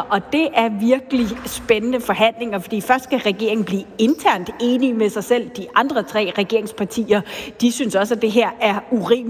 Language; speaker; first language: Danish; native; Danish